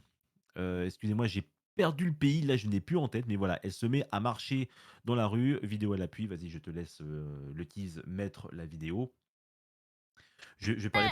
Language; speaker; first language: French; native; French